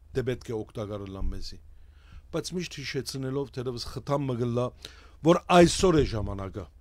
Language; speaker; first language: Armenian; early bilingual, heritage; Armenian